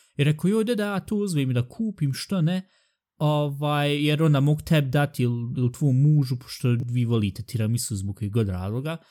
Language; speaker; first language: Bosnian; early bilingual, heritage; Bosnian